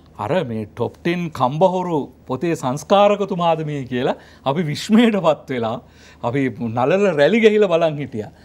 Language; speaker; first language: Sinhala; native; Sinhala